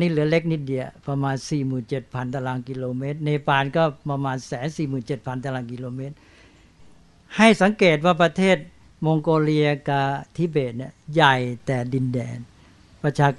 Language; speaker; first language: Thai; native; Thai